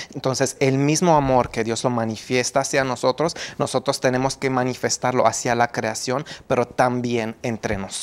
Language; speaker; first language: Spanish; non-native, fluent; Romanian